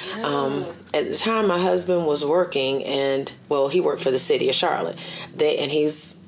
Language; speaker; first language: English; native; English